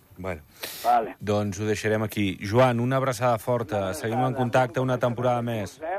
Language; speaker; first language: Catalan; native; Catalan